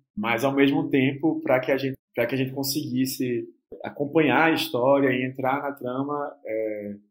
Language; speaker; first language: Portuguese; native; Portuguese